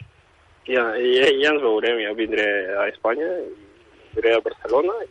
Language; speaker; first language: Catalan; non-native, fluent; Ukrainian